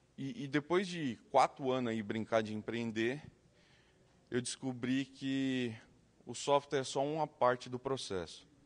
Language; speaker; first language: Portuguese; native; Portuguese